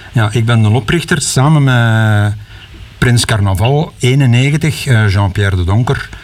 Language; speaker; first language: Dutch; native; Dutch